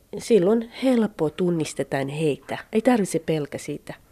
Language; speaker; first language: Finnish; non-native, learner; Central Kurdish